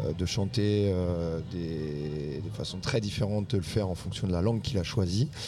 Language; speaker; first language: French; native; French